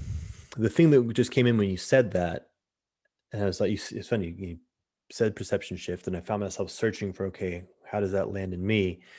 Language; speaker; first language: English; native; English